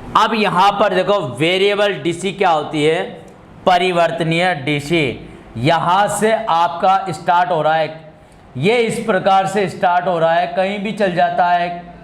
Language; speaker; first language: Hindi; native; Hindi